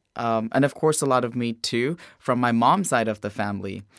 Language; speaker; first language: English; non-native, local second language; Hindi